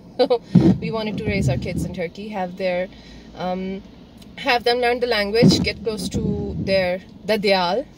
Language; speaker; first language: English; non-native, local second language; Urdu